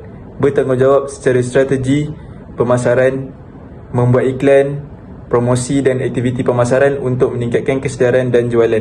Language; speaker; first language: Malay; native; Malay